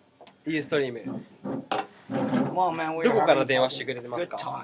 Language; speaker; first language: Japanese; non-native, fluent; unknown